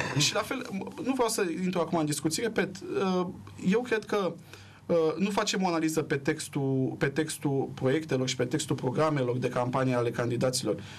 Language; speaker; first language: Romanian; native; Romanian